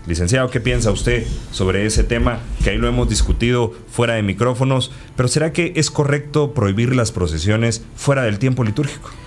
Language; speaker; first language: Spanish; native; Spanish